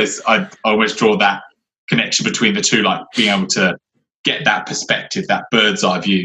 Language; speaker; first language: English; native; English